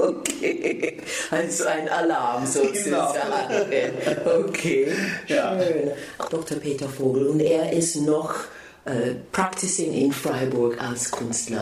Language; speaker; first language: German; non-native, learner; English